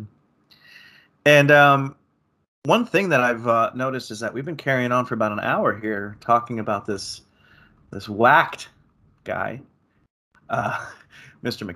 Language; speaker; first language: English; native; English